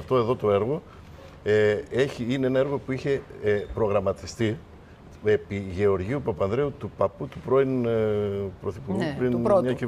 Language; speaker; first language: Greek; native; Greek